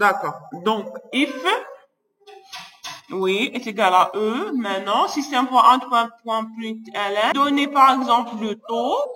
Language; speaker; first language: French; non-native, local second language; Arabic